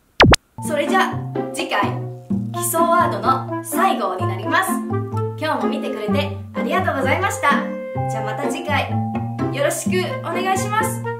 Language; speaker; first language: Japanese; non-native, fluent; Chinese